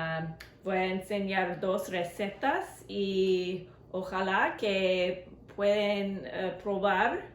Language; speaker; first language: Spanish; non-native, learner; English